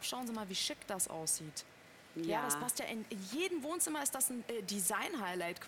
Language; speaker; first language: German; native; German